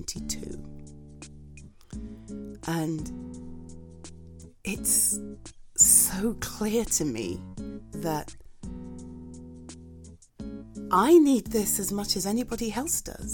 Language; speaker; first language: English; native; English